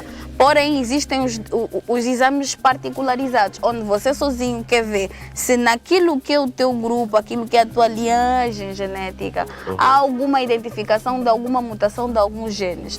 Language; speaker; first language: Portuguese; native; Portuguese